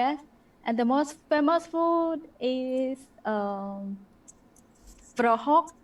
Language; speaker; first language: English; non-native, learner; Khmer